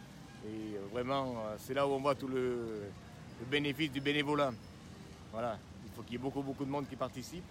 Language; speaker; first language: French; native; French